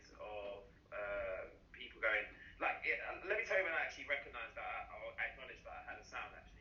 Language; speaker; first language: English; native; English